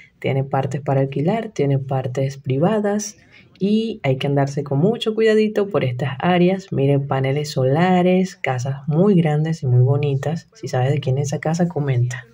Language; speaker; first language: Spanish; native; Spanish